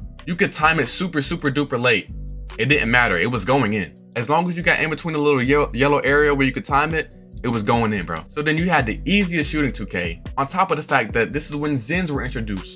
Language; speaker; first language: English; native; English